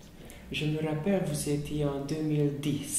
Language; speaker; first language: French; non-native, fluent; Hungarian